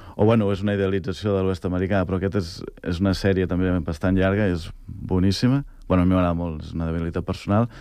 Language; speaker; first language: Catalan; native; Catalan